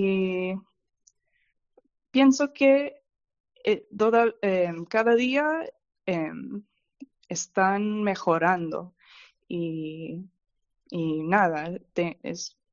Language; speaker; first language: Spanish; non-native, fluent; English